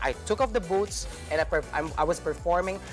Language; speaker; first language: English; non-native, local second language; Filipino